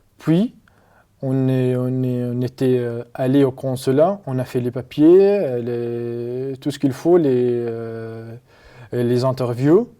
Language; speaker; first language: French; non-native, learner; Arabic